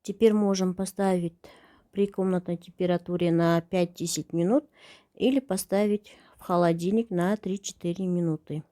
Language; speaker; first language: Russian; non-native, local second language; Kazakh